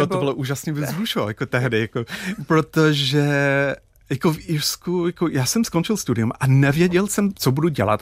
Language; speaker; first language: Czech; non-native, fluent; English